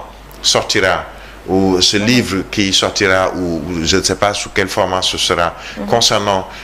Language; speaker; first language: French; non-native, local second language; Wolof